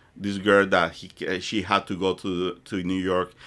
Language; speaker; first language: English; non-native, fluent; Spanish